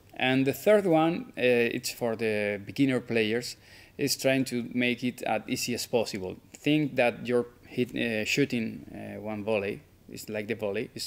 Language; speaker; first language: English; non-native, fluent; Spanish